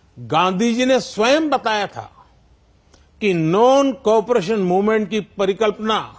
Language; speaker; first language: Hindi; non-native, local second language; Gujarati